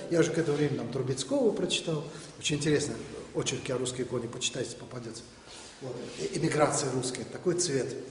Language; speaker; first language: Russian; non-native, local second language; Azerbaijani